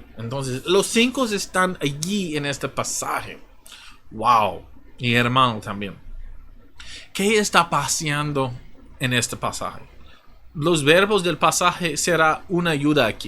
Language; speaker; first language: Spanish; non-native, fluent; English